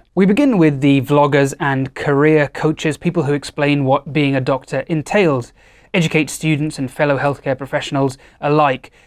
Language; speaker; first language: English; native; English